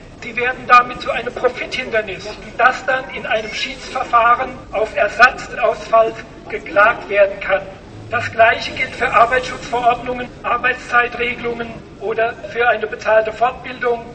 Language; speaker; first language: German; native; German